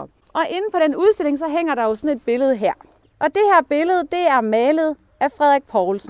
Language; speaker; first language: Danish; native; Danish